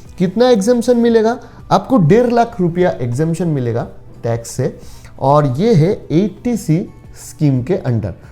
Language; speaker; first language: Hindi; non-native, local second language; Bangla